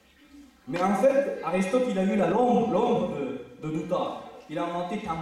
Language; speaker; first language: French; non-native, fluent; Uzbek